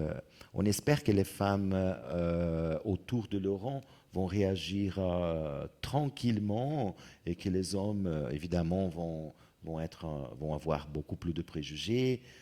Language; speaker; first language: French; non-native, fluent; Portuguese